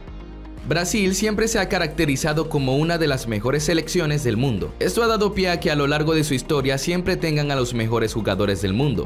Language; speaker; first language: Spanish; native; Spanish